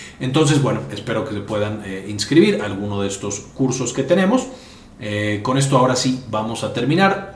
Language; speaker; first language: Spanish; native; Spanish